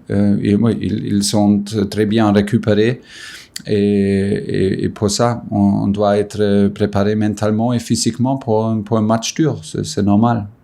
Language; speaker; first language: French; non-native, fluent; German